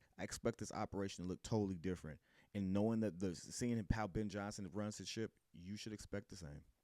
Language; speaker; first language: English; native; English